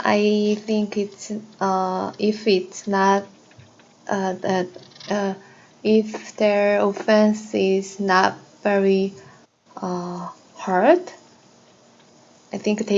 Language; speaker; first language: English; non-native, learner; Korean